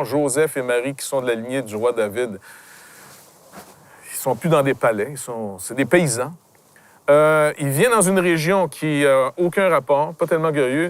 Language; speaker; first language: French; native; French